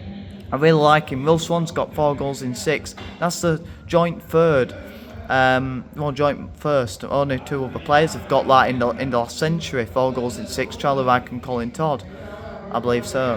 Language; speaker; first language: English; native; English